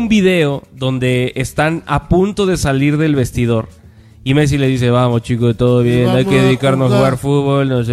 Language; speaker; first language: Spanish; native; Spanish